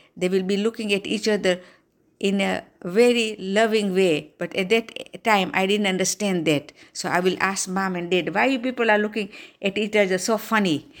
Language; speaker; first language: English; non-native, local second language; Gujarati